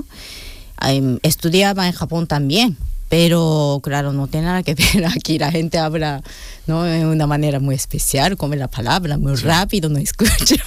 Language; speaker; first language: Spanish; non-native, fluent; Japanese